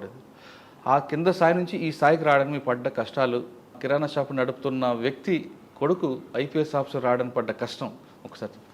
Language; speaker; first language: Telugu; native; Telugu